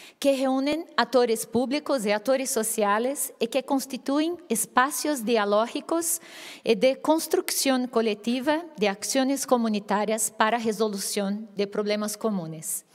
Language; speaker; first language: Portuguese; non-native, fluent; Spanish